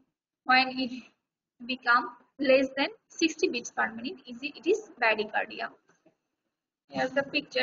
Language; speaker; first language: English; non-native, local second language; Bangla